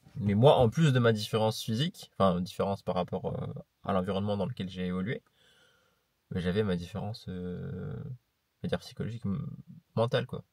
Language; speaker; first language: French; native; French